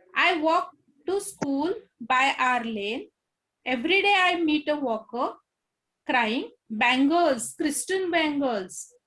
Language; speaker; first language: English; non-native, local second language; Marathi